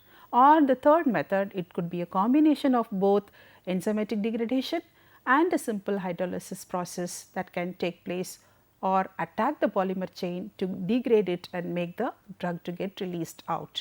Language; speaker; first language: English; non-native, local second language; Tamil